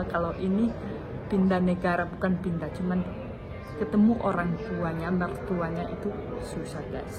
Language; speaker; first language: Indonesian; non-native, fluent; Spanish